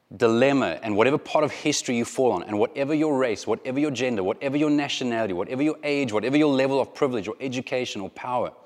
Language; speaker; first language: English; native; English